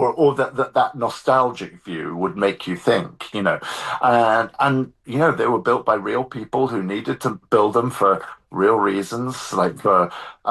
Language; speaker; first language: English; native; English